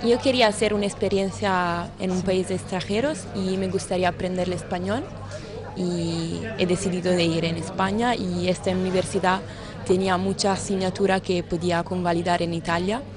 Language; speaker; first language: Spanish; non-native, learner; Italian